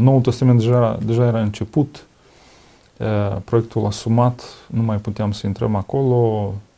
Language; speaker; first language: Romanian; non-native, fluent; Russian